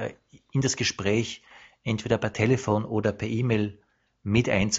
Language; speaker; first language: German; native; German